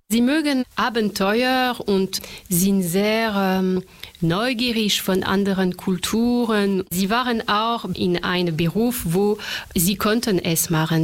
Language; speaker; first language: German; non-native, fluent; French